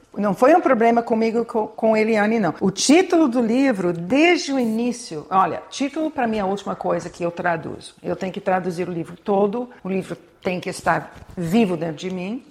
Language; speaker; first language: Portuguese; non-native, fluent; English